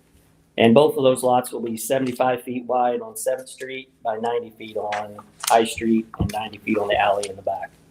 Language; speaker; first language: English; native; English